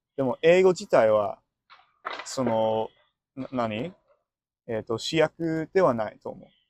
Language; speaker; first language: Japanese; non-native, fluent; English